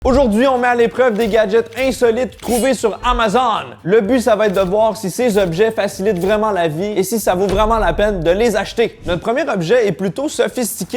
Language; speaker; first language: French; native; French